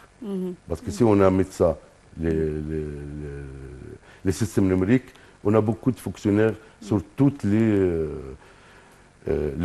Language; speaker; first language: French; non-native, fluent; Arabic